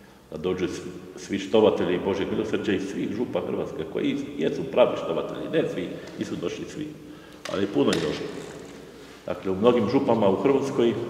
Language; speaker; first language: Serbian; non-native, fluent; Polish